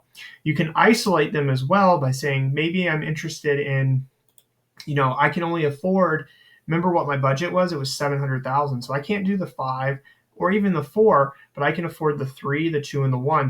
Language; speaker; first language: English; native; English